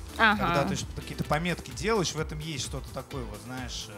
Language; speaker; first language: Russian; native; Russian